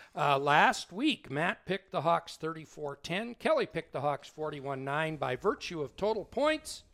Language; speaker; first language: English; native; English